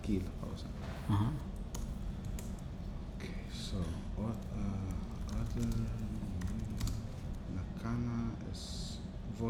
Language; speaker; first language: Spanish; non-native, learner; English